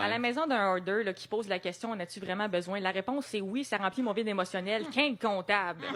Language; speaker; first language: French; native; French